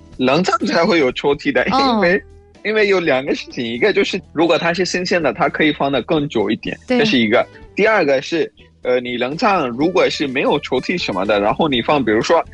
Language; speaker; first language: Chinese; non-native, fluent; Urdu